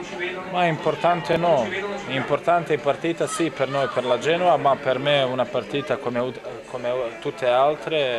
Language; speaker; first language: Italian; non-native, learner; Bosnian